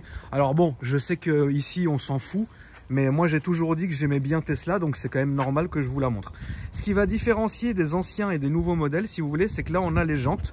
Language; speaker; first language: French; native; French